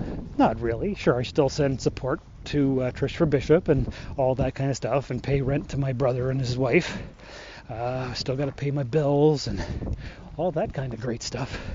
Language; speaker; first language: English; native; English